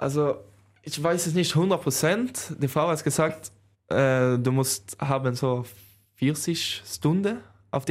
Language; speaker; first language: German; non-native, learner; Swedish